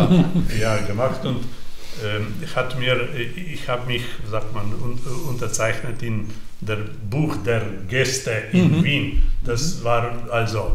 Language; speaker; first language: German; non-native, fluent; Slovenian